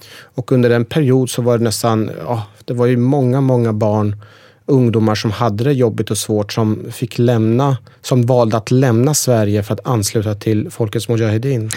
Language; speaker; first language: Swedish; early bilingual, other home language; Persian